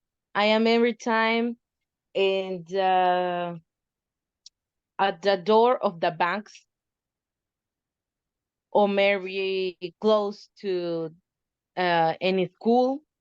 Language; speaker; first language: English; non-native, learner; Spanish